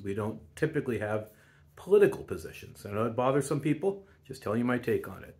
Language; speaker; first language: English; native; English